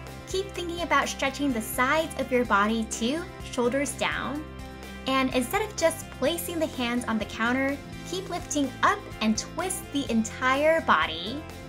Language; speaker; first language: English; early bilingual, other home language; Japanese